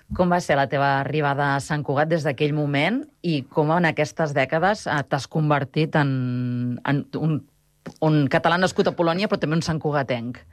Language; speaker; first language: Catalan; native; Catalan